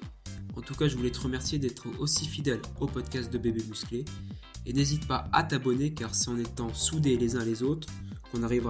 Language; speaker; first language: French; native; French